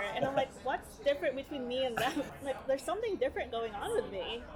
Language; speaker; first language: English; early bilingual, other home language; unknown